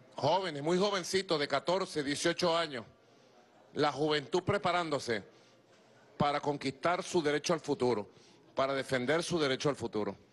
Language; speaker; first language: Spanish; native; Spanish